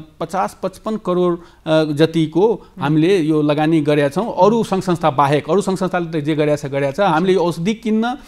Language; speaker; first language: Nepali; non-native, local second language; Maithili